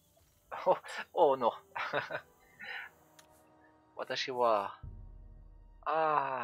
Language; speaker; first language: Japanese; non-native, learner; French